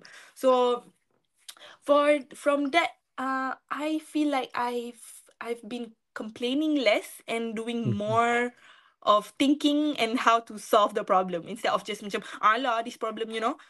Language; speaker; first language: English; non-native, local second language; Malay